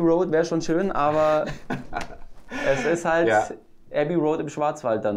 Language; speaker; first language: German; native; German